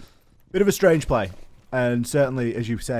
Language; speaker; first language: English; native; English